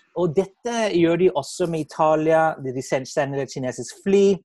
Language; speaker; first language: Norwegian; non-native, fluent; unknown